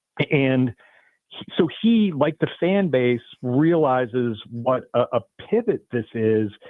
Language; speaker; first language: English; native; English